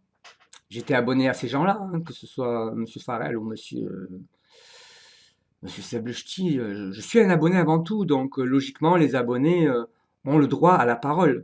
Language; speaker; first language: French; native; French